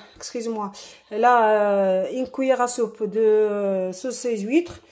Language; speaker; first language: French; non-native, local second language; Arabic